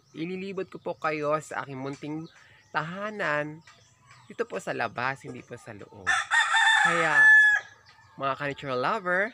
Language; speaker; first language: Filipino; native; Filipino